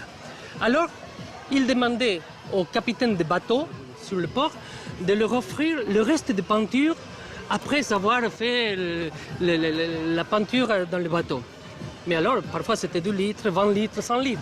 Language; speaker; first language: French; non-native, fluent; Spanish